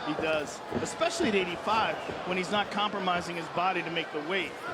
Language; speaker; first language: English; native; English